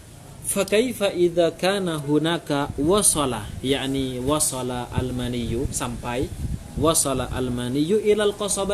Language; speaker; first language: Arabic; non-native, fluent; Indonesian